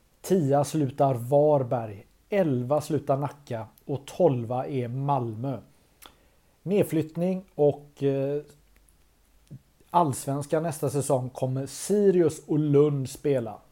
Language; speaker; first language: Swedish; native; Swedish